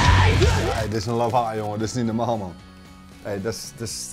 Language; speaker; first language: German; non-native, learner; Dutch